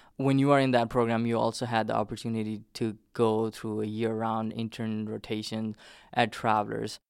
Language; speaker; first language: English; non-native, fluent; Nepali